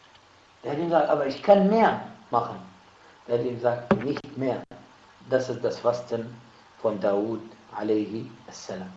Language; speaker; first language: German; non-native, fluent; Arabic